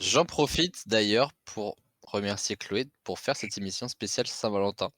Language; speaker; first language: French; native; French